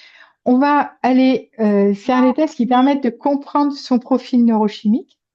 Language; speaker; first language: French; native; French